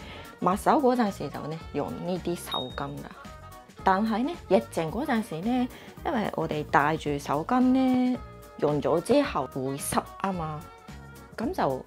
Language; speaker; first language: Cantonese; non-native, fluent; Japanese